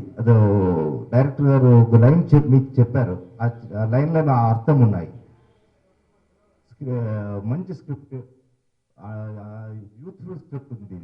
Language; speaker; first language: Telugu; non-native, learner; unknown